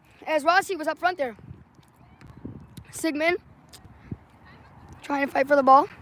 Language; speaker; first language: English; native; English